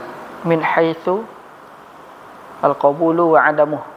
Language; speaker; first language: Arabic; non-native, fluent; Indonesian